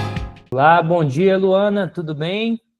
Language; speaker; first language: Portuguese; native; Portuguese